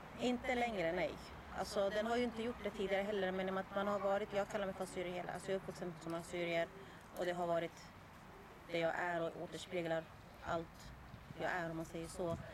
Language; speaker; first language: Swedish; early bilingual, other home language; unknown